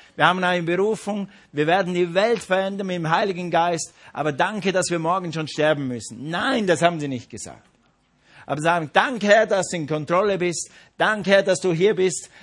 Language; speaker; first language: German; non-native, fluent; English